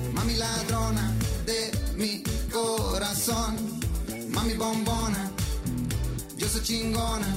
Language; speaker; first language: Spanish; native; Spanish